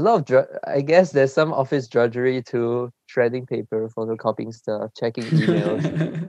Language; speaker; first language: English; early bilingual, other home language; Chinese